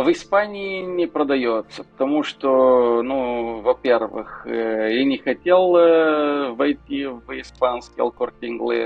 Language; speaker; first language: Russian; non-native, local second language; Romanian